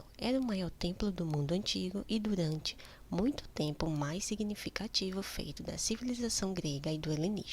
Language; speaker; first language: Portuguese; native; Portuguese